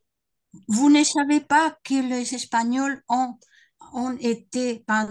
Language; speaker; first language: French; non-native, learner; Spanish